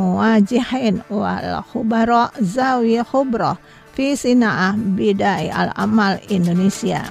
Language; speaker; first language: Arabic; non-native, learner; Indonesian